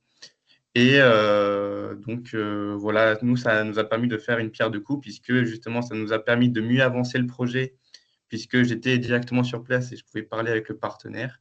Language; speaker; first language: French; native; French